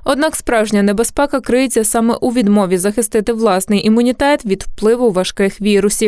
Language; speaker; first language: Ukrainian; native; Ukrainian